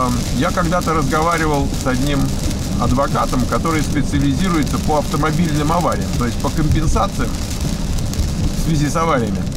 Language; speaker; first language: Russian; native; Russian